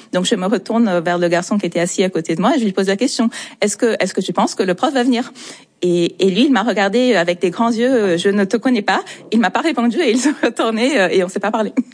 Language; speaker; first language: French; non-native, local second language; Portuguese